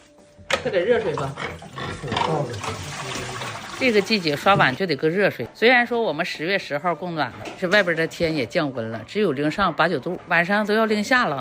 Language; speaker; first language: Chinese; native; Chinese